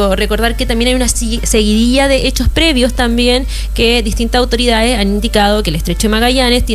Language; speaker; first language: Spanish; native; Spanish